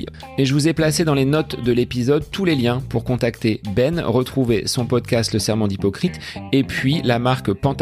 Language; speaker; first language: French; native; French